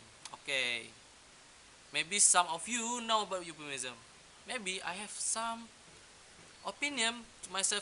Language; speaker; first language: English; non-native, learner; Indonesian